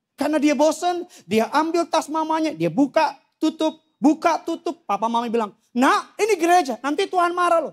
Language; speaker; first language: Indonesian; native; Indonesian